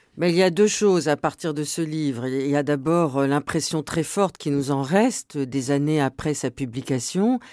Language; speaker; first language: French; native; French